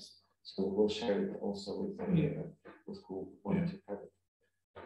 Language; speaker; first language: English; non-native, fluent; Ukrainian